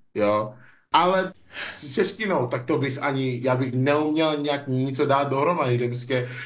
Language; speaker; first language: Czech; non-native, fluent; English